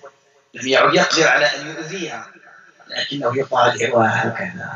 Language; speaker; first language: Arabic; native; Arabic